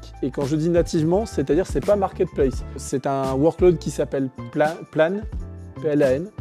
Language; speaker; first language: French; native; French